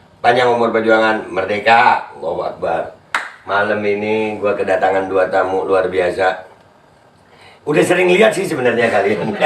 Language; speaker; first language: Indonesian; native; Indonesian